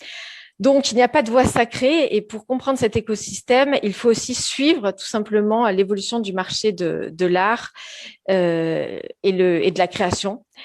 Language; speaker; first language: French; native; French